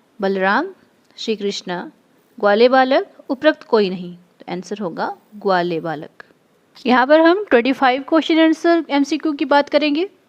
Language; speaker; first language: Hindi; non-native, local second language; Odia